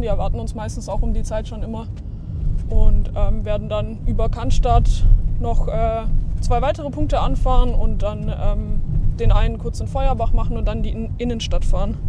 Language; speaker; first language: German; native; German